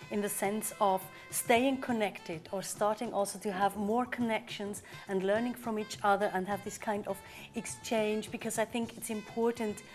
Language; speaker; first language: English; non-native, fluent; German